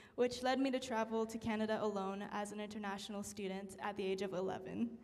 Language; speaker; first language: English; early bilingual, other home language; Korean